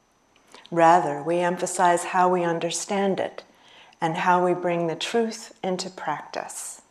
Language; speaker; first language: English; native; English